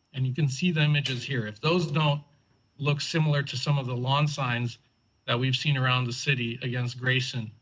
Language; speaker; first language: English; native; English